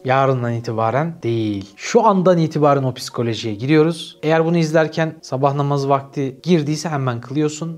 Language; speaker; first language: Turkish; native; Turkish